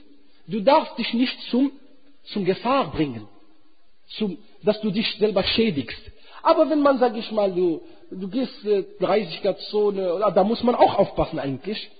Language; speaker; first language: German; non-native, fluent; Arabic